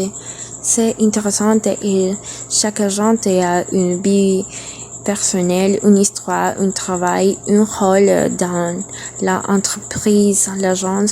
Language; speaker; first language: French; non-native, learner; Spanish